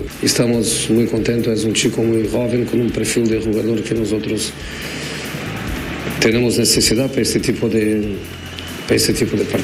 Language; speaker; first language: Spanish; non-native, fluent; Portuguese